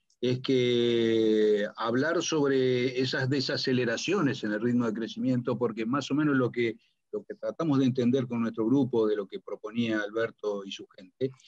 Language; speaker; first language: Spanish; native; Spanish